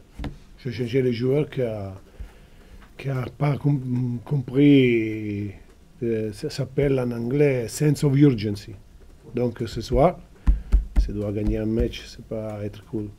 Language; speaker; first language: French; non-native, fluent; Italian